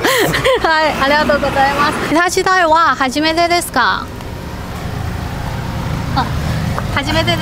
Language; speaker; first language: Japanese; non-native, learner; Chinese